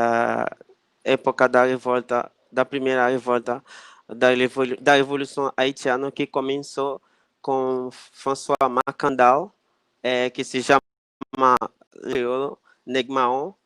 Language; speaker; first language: Portuguese; non-native, fluent; Haitian Creole